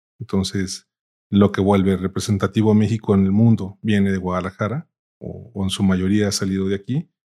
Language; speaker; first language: Spanish; native; Spanish